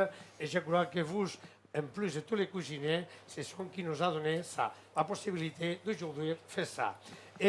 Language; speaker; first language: French; non-native, fluent; Catalan